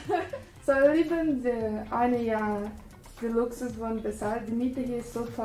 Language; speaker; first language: German; non-native, learner; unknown